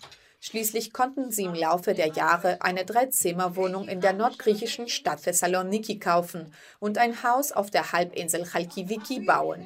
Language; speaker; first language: German; early bilingual, other home language; Greek